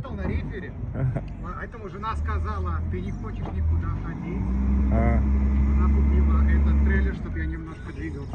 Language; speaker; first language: Russian; native; Russian